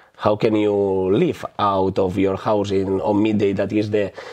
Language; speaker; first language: English; non-native, fluent; Spanish